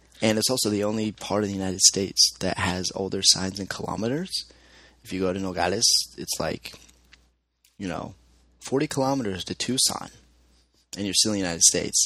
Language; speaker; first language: English; native; English